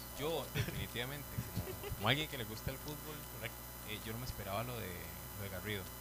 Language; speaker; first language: Spanish; native; Spanish